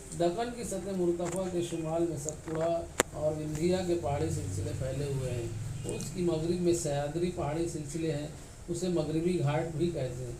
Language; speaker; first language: Urdu; native; Urdu